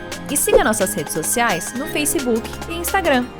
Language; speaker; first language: Portuguese; native; Portuguese